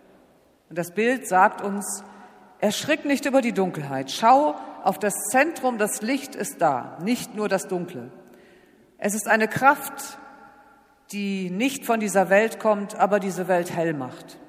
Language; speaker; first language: German; native; German